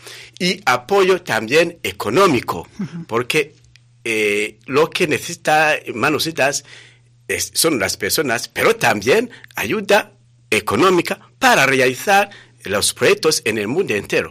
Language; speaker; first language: Spanish; non-native, fluent; Rundi